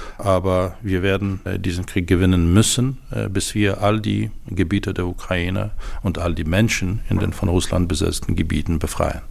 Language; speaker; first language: German; non-native, fluent; Ukrainian